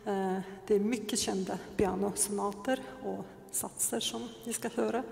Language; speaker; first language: Swedish; non-native, fluent; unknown